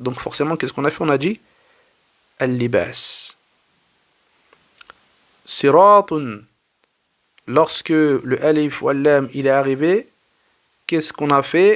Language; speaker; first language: French; native; French